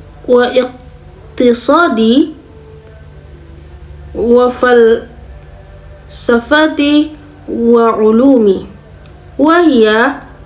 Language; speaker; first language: Arabic; non-native, learner; Indonesian